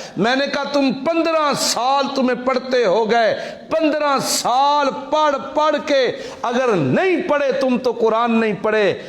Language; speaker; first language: Urdu; non-native, local second language; Punjabi